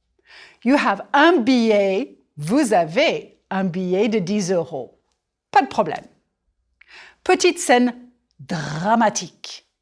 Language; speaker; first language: French; non-native, fluent; English